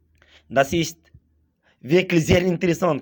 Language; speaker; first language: German; non-native, fluent; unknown